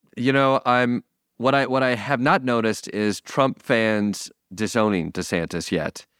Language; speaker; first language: English; native; English